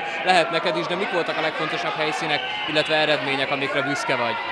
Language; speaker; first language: Hungarian; native; Hungarian